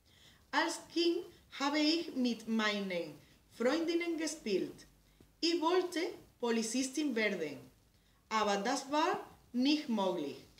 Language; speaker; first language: German; non-native, learner; Spanish